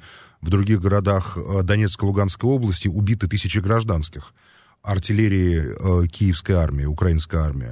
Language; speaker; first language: Russian; native; Russian